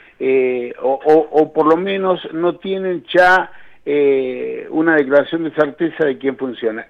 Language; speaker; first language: Spanish; native; Spanish